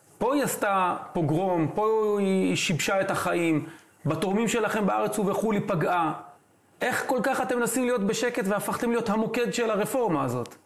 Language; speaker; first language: Hebrew; native; Hebrew